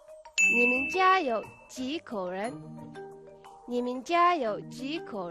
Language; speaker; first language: Chinese; non-native, fluent; Mongolian